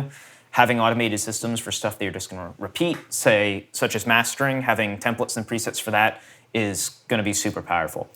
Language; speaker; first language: English; native; English